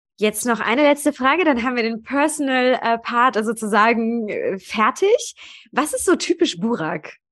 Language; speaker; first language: German; native; German